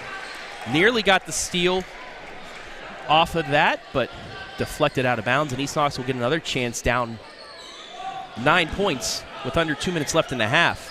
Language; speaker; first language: English; native; English